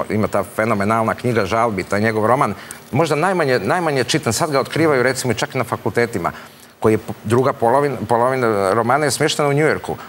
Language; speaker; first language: Croatian; native; Croatian